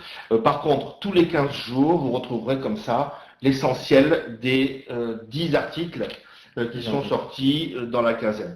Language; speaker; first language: French; native; French